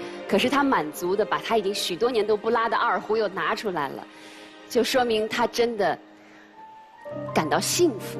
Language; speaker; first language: Chinese; native; Chinese